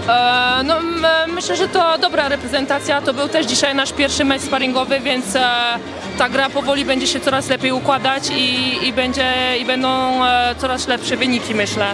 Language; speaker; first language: Polish; early bilingual, heritage; Polish